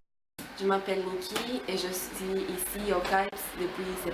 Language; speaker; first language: French; non-native, fluent; Italian